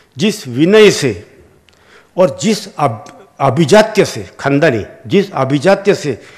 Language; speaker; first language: Hindi; non-native, local second language; Gujarati